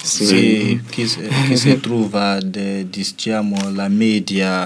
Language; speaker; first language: Italian; non-native, learner; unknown